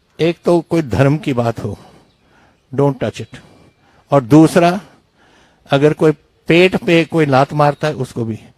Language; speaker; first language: Hindi; non-native, local second language; Punjabi